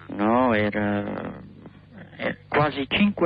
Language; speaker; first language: Italian; non-native, learner; English